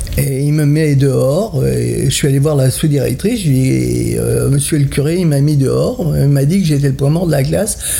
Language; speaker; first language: French; early bilingual, other home language; Italian